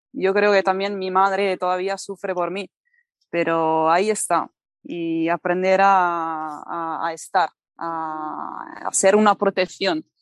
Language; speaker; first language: Spanish; non-native, fluent; Italian